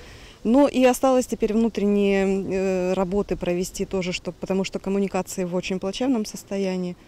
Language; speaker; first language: Russian; native; Russian